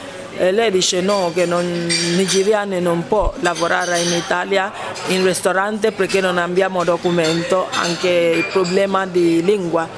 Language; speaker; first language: Italian; non-native, fluent; Ibibio